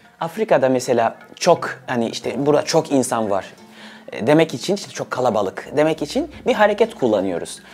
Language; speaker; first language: Turkish; early bilingual, other home language; Swahili